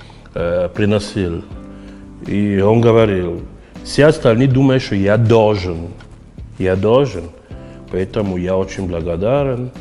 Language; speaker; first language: Russian; non-native, fluent; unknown